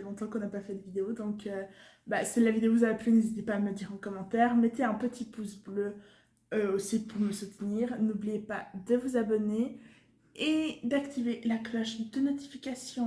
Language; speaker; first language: French; native; French